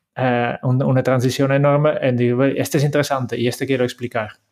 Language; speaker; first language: Spanish; non-native, fluent; Dutch